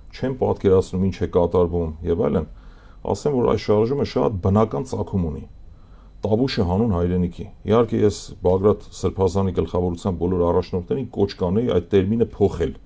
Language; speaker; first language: Armenian; native; Armenian